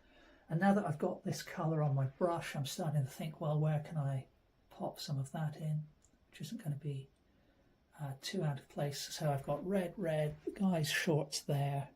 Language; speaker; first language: English; native; English